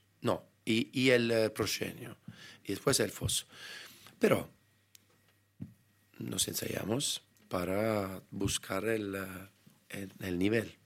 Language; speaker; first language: Spanish; non-native, fluent; Italian